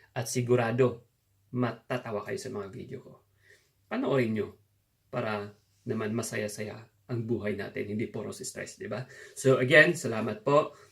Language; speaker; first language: Filipino; non-native, local second language; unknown